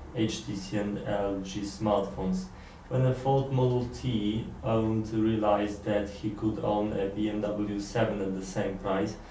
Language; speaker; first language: English; non-native, learner; Polish